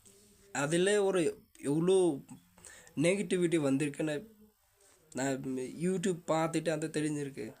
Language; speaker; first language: Tamil; non-native, fluent; Nepali